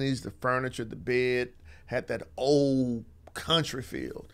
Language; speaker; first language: English; native; English